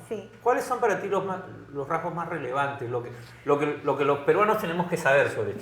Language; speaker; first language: Spanish; native; Spanish